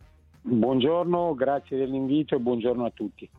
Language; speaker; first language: Italian; native; Italian